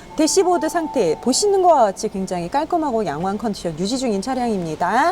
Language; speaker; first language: Korean; native; Korean